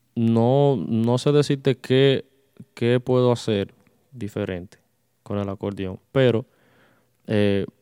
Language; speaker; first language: Spanish; early bilingual, heritage; Spanish